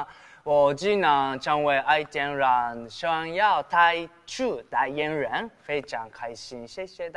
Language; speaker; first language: Chinese; non-native, learner; Japanese